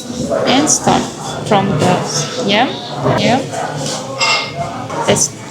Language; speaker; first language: English; non-native, learner; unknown